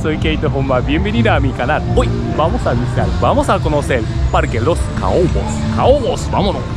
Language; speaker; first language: Spanish; non-native, learner; Japanese